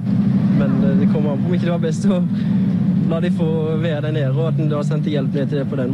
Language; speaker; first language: Norwegian; native; Norwegian